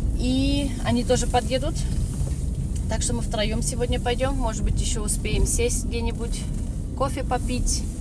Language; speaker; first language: Russian; early bilingual, heritage; Russian